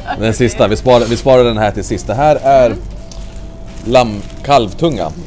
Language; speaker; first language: Swedish; native; Swedish